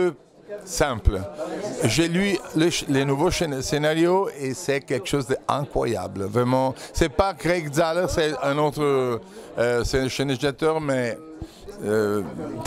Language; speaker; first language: French; non-native, fluent; Italian